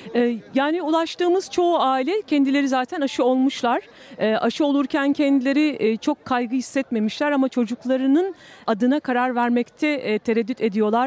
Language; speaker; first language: Turkish; native; Turkish